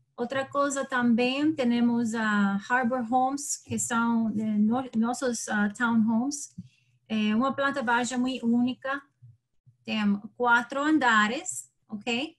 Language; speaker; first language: Portuguese; non-native, learner; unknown